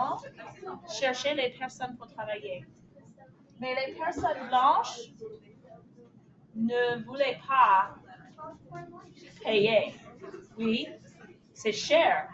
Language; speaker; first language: French; non-native, fluent; English